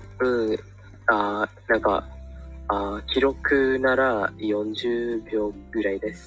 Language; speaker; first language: Japanese; non-native, learner; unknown